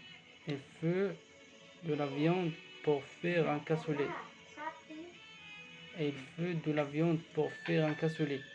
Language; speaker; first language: French; non-native, learner; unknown